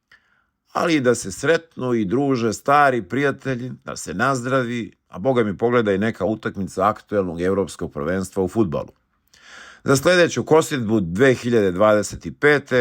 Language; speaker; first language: Bosnian; native; Bosnian